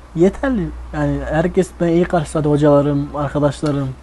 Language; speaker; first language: Turkish; early bilingual, other home language; Russian